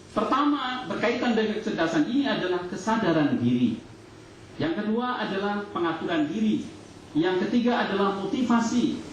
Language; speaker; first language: Indonesian; non-native, local second language; Achinese